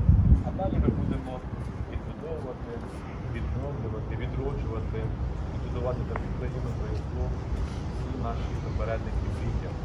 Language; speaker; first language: Ukrainian; native; Ukrainian